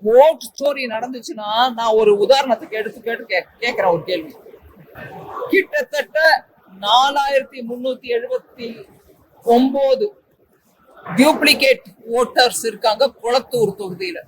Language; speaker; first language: Tamil; native; Tamil